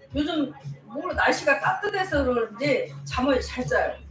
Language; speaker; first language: Korean; native; Korean